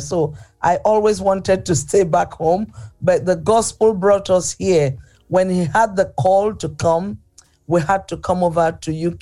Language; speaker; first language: English; non-native, local second language; Igbo